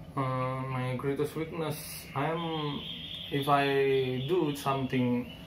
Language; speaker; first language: English; non-native, learner; Indonesian